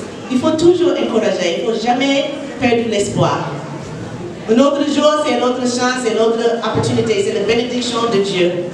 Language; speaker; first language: French; non-native, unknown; English